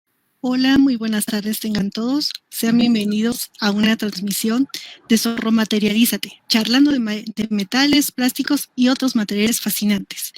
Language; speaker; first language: Spanish; native; Spanish